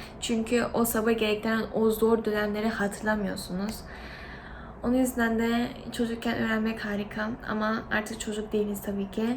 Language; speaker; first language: Turkish; non-native, fluent; Korean